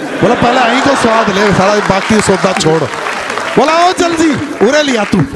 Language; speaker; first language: Hindi; native; Hindi